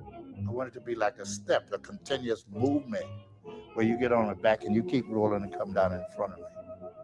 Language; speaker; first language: English; native; English